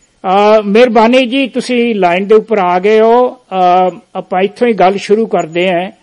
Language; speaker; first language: Punjabi; native; Punjabi